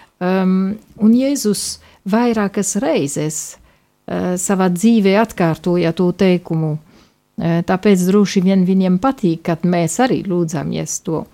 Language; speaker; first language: Latvian; non-native, fluent; Polish